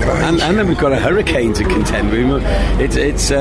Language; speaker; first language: English; native; English